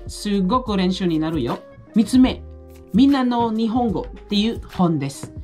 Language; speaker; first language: Japanese; non-native, fluent; Filipino